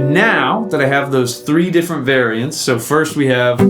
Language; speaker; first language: English; native; English